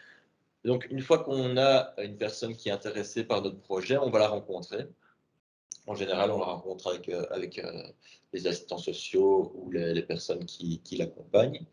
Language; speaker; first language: French; native; French